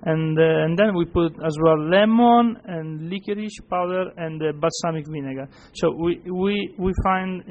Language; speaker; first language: English; non-native, fluent; Italian